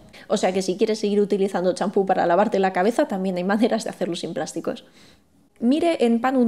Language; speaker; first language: Spanish; native; Spanish